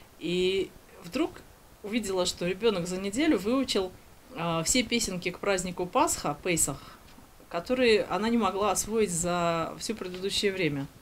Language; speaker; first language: Russian; native; Russian